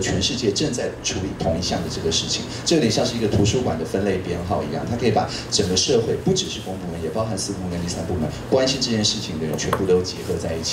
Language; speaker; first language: Chinese; native; Chinese